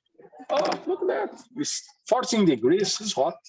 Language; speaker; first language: English; non-native, learner; Portuguese